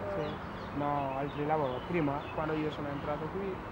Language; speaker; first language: Italian; non-native, learner; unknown